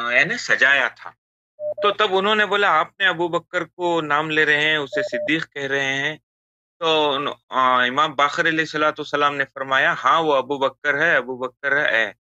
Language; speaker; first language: Urdu; native; Urdu